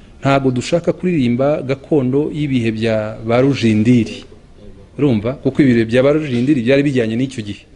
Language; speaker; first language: Kinyarwanda; early bilingual, heritage; Kinyarwanda